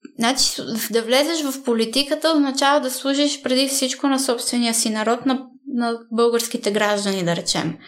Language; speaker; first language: Bulgarian; early bilingual, heritage; Bulgarian